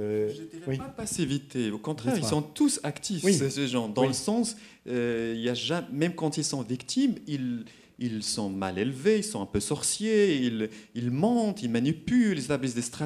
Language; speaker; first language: French; non-native, local second language; Arabic